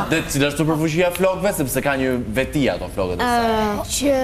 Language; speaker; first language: Albanian; native; Albanian